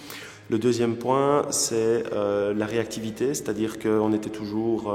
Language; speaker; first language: French; native; French